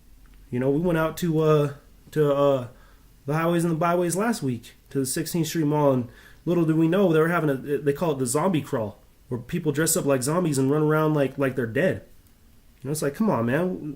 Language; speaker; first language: English; native; English